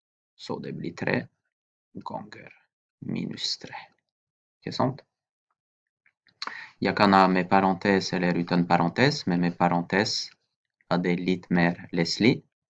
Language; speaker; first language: Norwegian; non-native, fluent; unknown